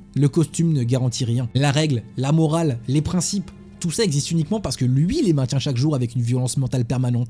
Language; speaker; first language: French; native; French